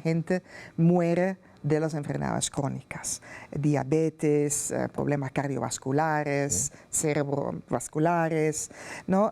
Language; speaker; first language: Spanish; non-native, fluent; Dutch